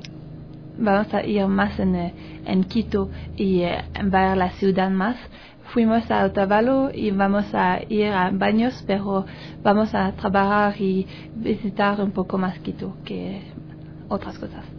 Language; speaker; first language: Spanish; non-native, learner; French